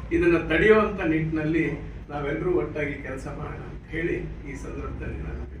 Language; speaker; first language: Kannada; non-native, local second language; Lambadi